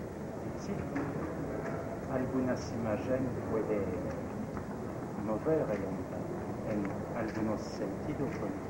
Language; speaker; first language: Spanish; non-native, learner; French